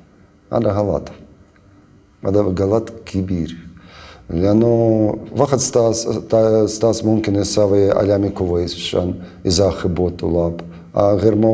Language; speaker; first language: Arabic; non-native, learner; Russian